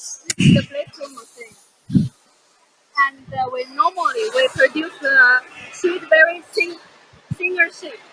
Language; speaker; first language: English; non-native, fluent; Chinese